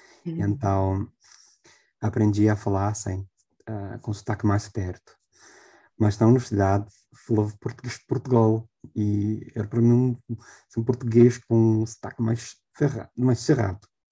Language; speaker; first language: Portuguese; non-native, fluent; English